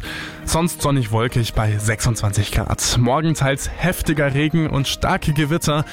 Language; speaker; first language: German; native; German